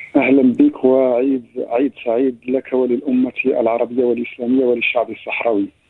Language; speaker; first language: Arabic; native; Arabic